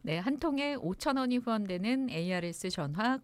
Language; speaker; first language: Korean; native; Korean